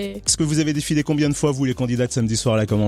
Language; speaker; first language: French; native; French